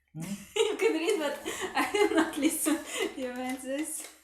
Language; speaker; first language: English; non-native, learner; Russian